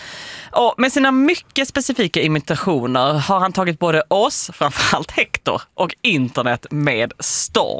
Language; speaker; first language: Swedish; native; Swedish